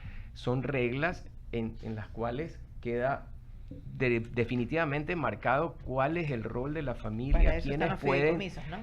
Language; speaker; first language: Spanish; native; Spanish